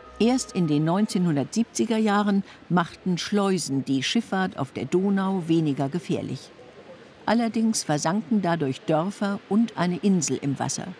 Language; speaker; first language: German; native; German